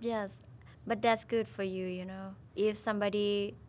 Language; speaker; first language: English; non-native, learner; Thai